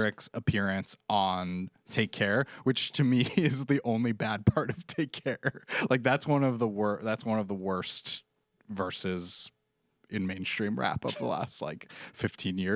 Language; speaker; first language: English; native; English